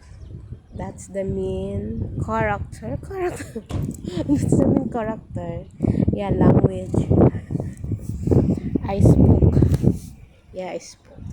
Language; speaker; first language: English; non-native, local second language; Filipino